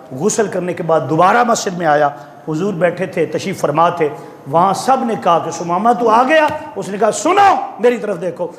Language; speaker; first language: Urdu; non-native, local second language; Punjabi